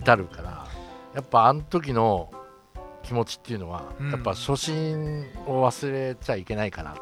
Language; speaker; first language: Japanese; native; Japanese